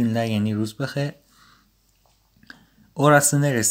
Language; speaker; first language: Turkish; non-native, fluent; Persian